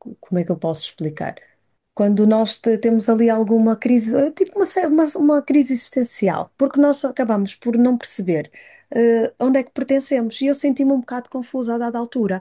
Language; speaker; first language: Portuguese; native; Portuguese